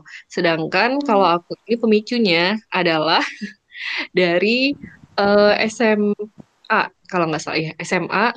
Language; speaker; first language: Indonesian; native; Indonesian